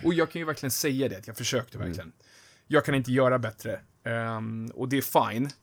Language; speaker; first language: Swedish; native; Swedish